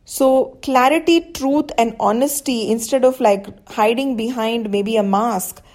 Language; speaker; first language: English; non-native, local second language; Hindi